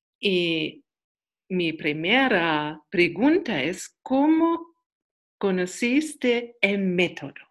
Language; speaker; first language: Spanish; non-native, learner; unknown